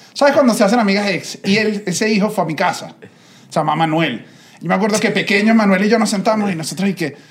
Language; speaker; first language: Spanish; native; Spanish